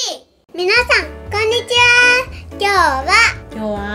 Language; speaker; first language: Japanese; native; Japanese